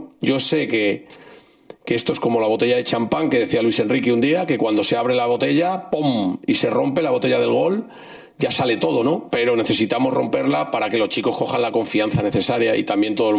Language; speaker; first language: Spanish; native; Spanish